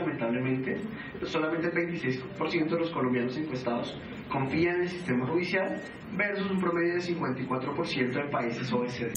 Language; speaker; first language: Spanish; native; Spanish